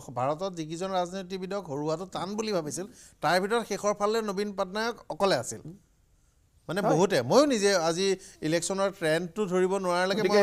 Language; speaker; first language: Assamese; native; Assamese